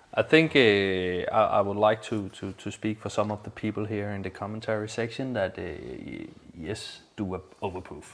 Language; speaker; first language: English; non-native, fluent; Danish